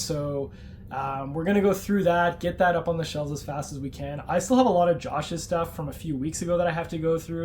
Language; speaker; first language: English; native; English